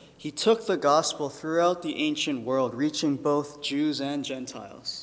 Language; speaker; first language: English; early bilingual, other home language; Chinese